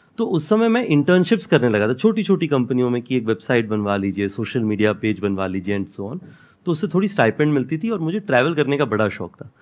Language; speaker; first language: Hindi; non-native, local second language; Odia